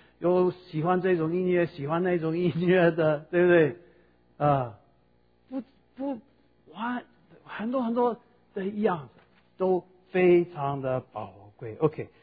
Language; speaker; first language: Chinese; non-native, fluent; English